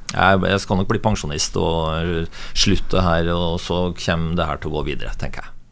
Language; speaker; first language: Norwegian; native; Norwegian